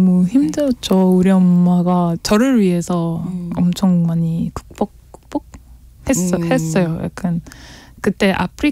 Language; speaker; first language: Korean; non-native, learner; French